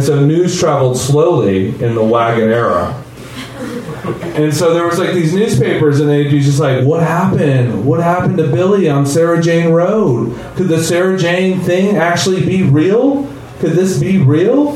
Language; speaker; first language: English; native; English